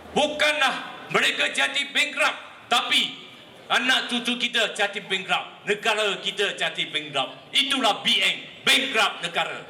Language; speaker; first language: Malay; non-native, local second language; Chinese